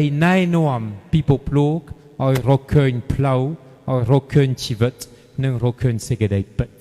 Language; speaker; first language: Khmer; non-native, fluent; French